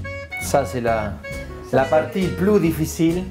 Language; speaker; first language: French; non-native, fluent; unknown